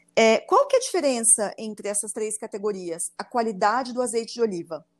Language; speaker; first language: Portuguese; native; Portuguese